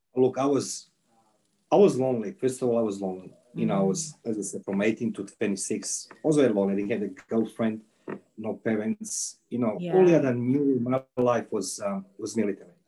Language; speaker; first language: English; non-native, learner; Croatian